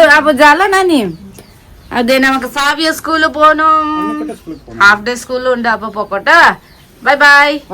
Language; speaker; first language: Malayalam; non-native, learner; Nepali